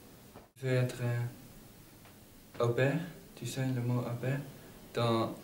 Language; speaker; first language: French; non-native, learner; Dutch